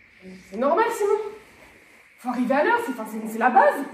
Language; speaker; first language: French; native; French